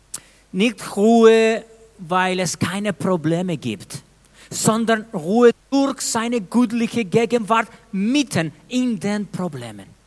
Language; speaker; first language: German; non-native, fluent; Spanish